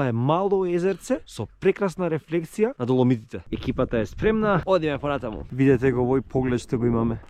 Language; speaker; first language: Macedonian; native; Macedonian